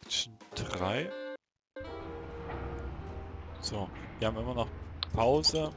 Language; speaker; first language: German; native; German